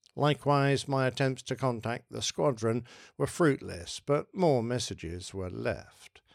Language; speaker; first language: English; native; English